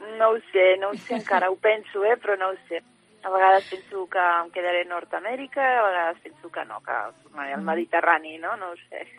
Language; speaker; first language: Catalan; early bilingual, heritage; English